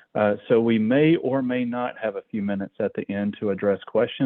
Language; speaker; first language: English; native; English